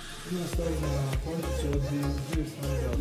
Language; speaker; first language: Italian; non-native, learner; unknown